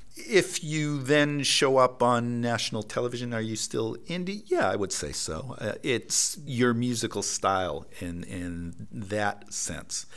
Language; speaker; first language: English; native; English